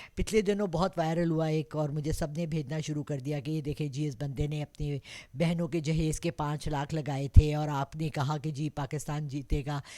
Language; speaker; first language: Urdu; non-native, local second language; Pashto